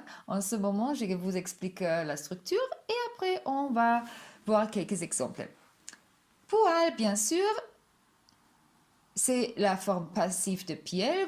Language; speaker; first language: French; non-native, fluent; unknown